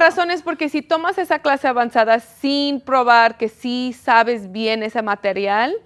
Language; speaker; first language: Spanish; early bilingual, heritage; Spanish